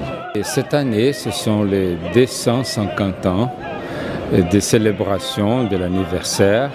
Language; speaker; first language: French; non-native, fluent; Portuguese